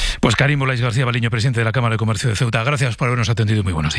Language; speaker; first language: Spanish; native; Spanish